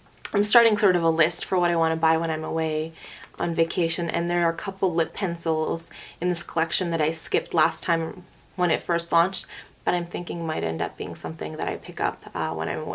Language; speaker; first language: English; native; English